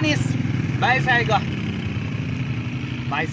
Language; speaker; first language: English; non-native, learner; Chinese